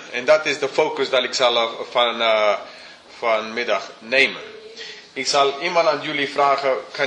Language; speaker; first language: Dutch; non-native, fluent; English